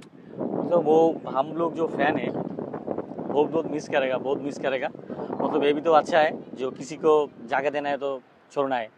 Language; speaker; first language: Hindi; non-native, learner; Bangla